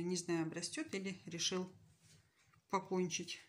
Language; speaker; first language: Russian; native; Russian